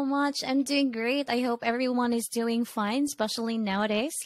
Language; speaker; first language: English; non-native, local second language; Cebuano